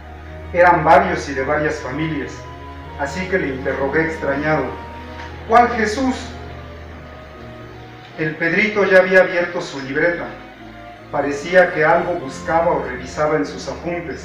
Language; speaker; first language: Spanish; native; Spanish